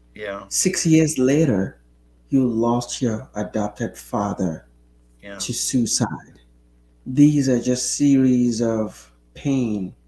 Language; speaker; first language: English; non-native, local second language; Yoruba